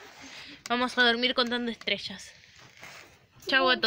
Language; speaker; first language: Spanish; native; Spanish